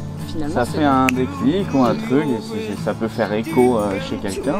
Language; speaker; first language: French; native; French